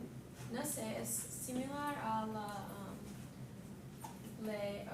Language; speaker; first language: Spanish; non-native, learner; English